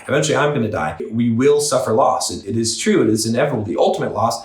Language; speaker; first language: English; native; English